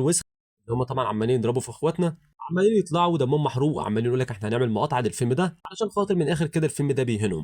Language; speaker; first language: Arabic; native; Arabic